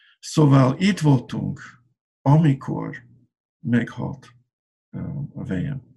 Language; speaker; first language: Hungarian; non-native, learner; English